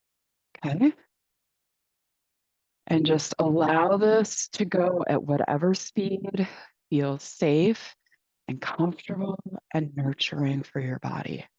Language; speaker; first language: English; native; English